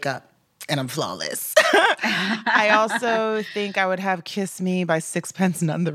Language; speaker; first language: English; native; English